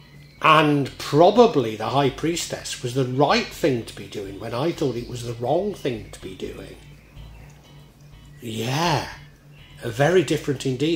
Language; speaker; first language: English; native; English